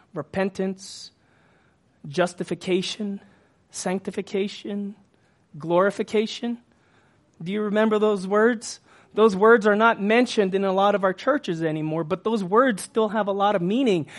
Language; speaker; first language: English; native; English